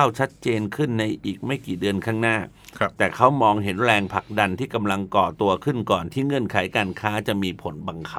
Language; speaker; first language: Thai; native; Thai